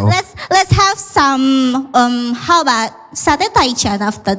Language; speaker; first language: English; non-native, learner; Indonesian